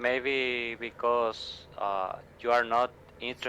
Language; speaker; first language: English; non-native, learner; Spanish